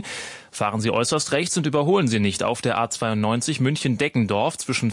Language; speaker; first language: German; native; German